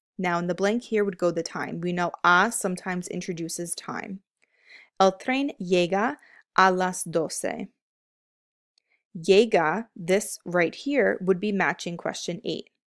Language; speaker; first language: English; native; English